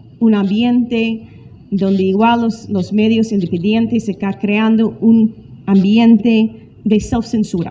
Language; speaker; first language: Spanish; non-native, fluent; English